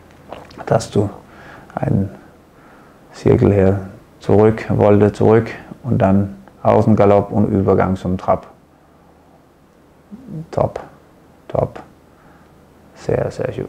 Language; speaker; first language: German; non-native, fluent; Danish